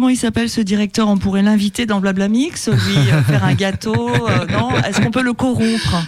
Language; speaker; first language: French; native; French